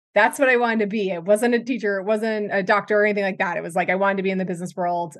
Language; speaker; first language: English; native; English